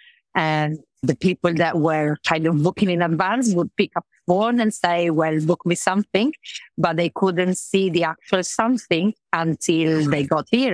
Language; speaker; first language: English; non-native, fluent; Italian